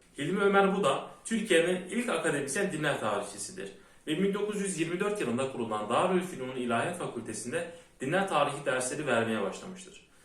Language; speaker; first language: Turkish; early bilingual, heritage; Turkish